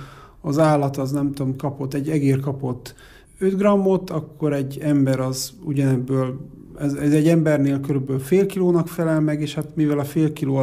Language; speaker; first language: Hungarian; native; Hungarian